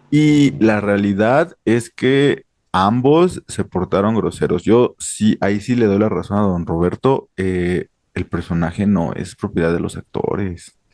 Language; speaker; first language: Spanish; native; Spanish